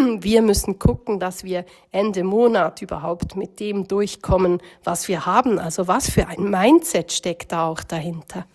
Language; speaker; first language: German; native; German